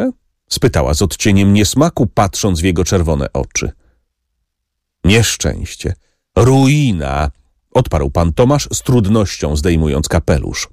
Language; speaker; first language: Polish; native; Polish